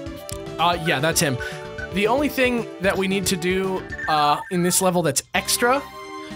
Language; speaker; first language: English; native; English